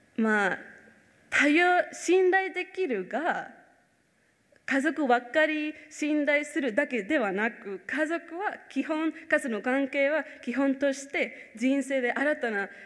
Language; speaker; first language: Japanese; non-native, fluent; Spanish